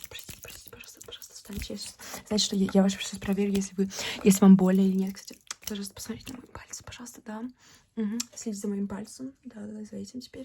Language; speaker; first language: Russian; early bilingual, heritage; Russian